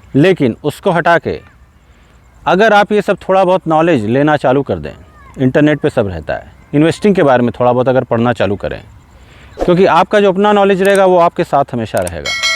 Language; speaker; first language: Hindi; native; Hindi